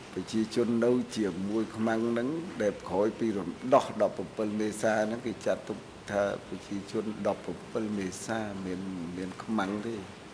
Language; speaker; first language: Khmer; native; Khmer